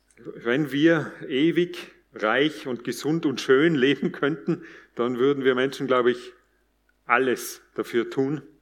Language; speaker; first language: German; native; German